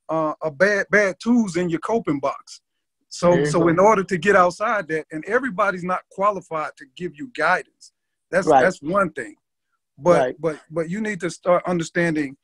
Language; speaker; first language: English; native; English